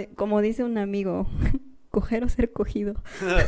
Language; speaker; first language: Spanish; native; Spanish